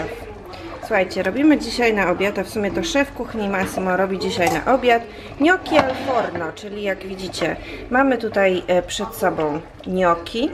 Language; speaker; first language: Polish; native; Polish